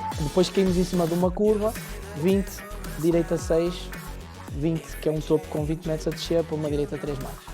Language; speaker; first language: Portuguese; native; Portuguese